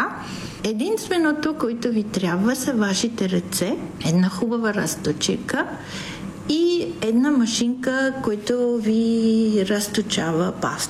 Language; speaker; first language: Bulgarian; non-native, fluent; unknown